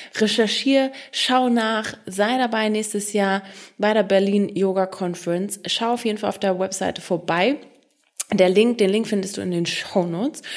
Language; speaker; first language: German; native; German